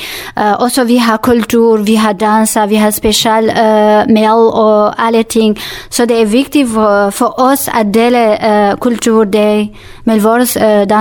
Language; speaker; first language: Danish; non-native, learner; Kurdish